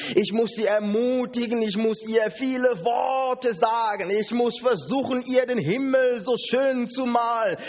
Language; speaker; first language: German; non-native, fluent; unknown